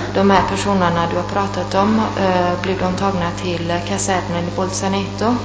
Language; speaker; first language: Swedish; non-native, fluent; Italian